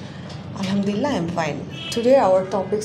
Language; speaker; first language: English; non-native, fluent; Bangla